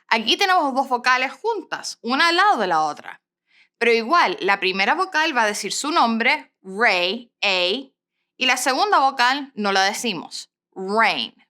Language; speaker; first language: Spanish; non-native, fluent; English